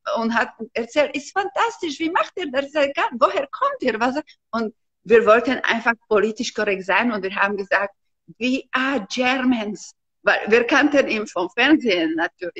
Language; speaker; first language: German; non-native, fluent; Slovak